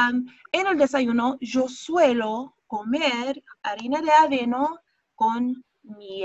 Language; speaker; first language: Spanish; non-native, fluent; English